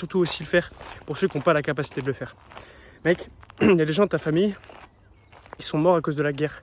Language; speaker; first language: French; native; French